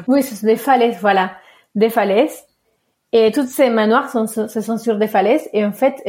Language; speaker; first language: French; early bilingual, other home language; Spanish